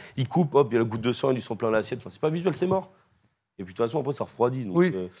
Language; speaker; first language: French; native; French